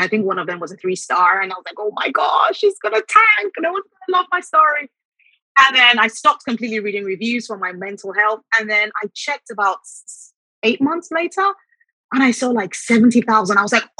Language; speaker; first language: English; non-native, local second language; Yoruba